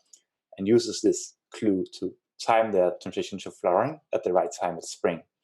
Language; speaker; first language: English; non-native, fluent; Danish